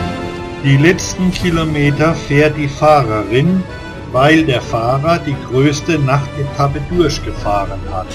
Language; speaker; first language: German; native; German